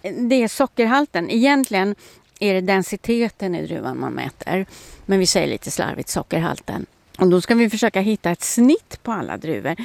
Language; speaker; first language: Swedish; native; Swedish